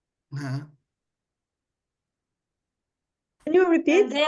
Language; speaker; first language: English; non-native, learner; Portuguese